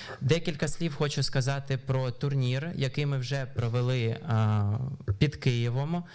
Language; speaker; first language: Ukrainian; native; Ukrainian